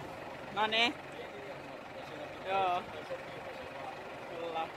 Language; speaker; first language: Finnish; non-native, learner; Thai